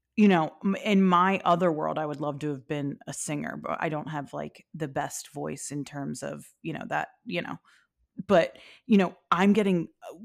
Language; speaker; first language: English; native; English